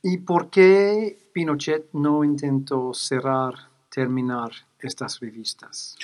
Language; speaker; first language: Spanish; non-native, fluent; English